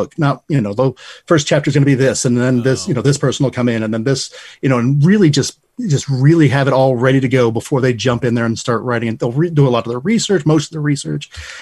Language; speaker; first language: English; native; English